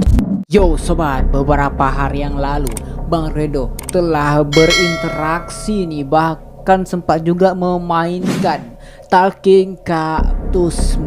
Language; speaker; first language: Indonesian; native; Indonesian